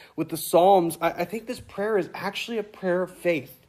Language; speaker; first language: English; native; English